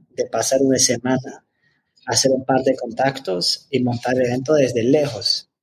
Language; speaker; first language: Spanish; non-native, fluent; English